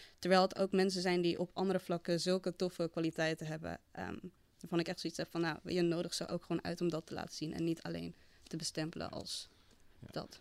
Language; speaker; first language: Dutch; native; Dutch